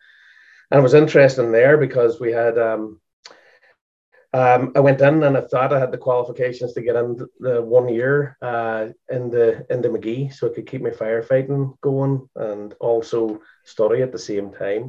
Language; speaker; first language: English; native; English